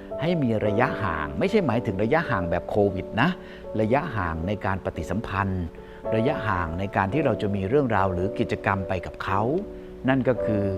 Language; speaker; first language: Thai; native; Thai